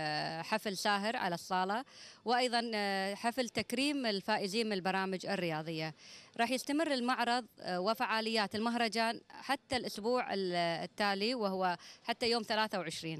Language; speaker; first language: Arabic; native; Arabic